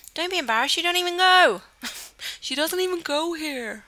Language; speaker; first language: English; native; English